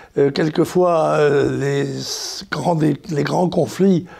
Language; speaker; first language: French; native; French